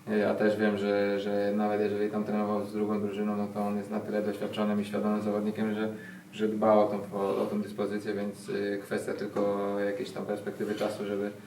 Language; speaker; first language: Polish; native; Polish